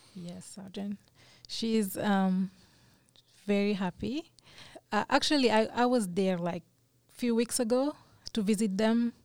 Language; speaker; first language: English; non-native, fluent; French